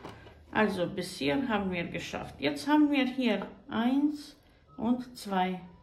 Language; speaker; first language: German; non-native, fluent; Croatian